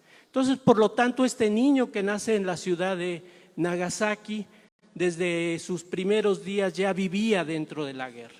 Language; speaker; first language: Spanish; native; Spanish